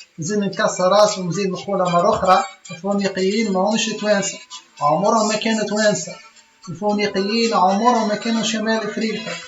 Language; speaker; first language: Arabic; native; Arabic